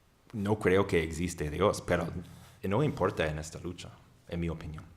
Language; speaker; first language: Spanish; non-native, fluent; English